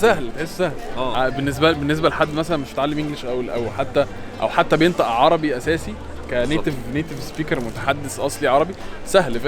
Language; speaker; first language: Arabic; native; Arabic